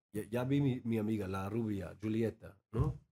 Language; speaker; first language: Spanish; non-native, learner; Dutch